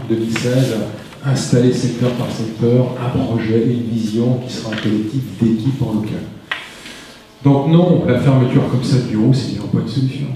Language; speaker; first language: French; native; French